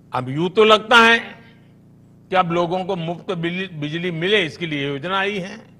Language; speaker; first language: Hindi; non-native, local second language; Gujarati